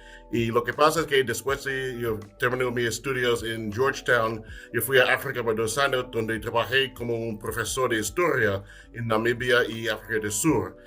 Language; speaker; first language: Spanish; non-native, fluent; English